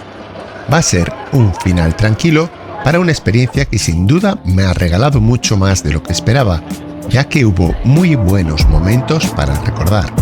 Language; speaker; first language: Spanish; native; Spanish